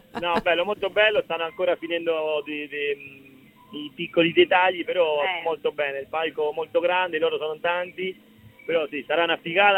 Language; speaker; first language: Italian; non-native, fluent; Spanish